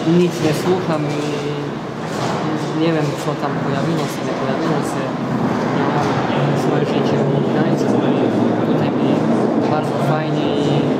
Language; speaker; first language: Polish; non-native, learner; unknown